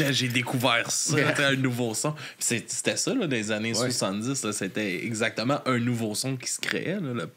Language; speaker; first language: French; native; French